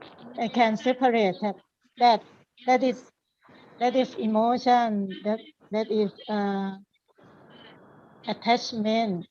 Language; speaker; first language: English; non-native, learner; Thai